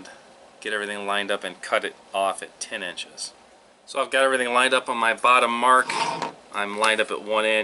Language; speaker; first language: English; native; English